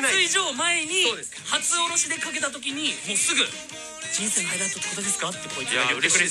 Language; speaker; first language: Japanese; native; Japanese